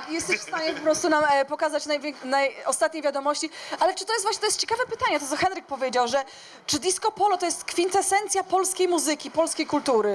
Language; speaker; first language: Polish; native; Polish